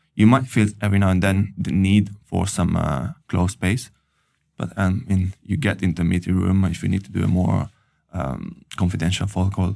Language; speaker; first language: English; non-native, fluent; Italian